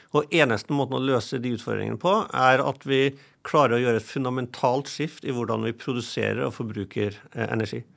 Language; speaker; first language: Norwegian; non-native, fluent; German